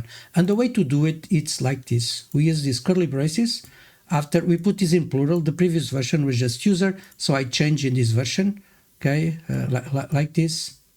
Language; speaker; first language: English; non-native, fluent; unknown